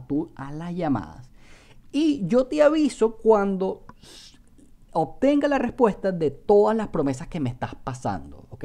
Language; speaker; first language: Spanish; native; Spanish